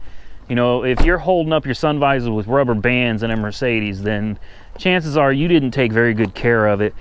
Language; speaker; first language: English; native; English